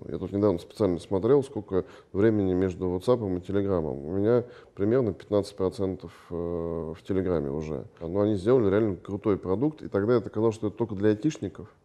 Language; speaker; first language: Russian; native; Russian